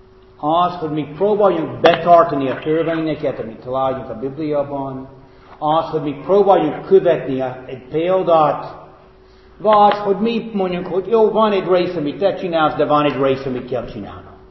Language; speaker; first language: Hungarian; non-native, fluent; English